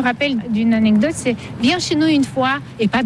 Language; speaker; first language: French; non-native, fluent; Russian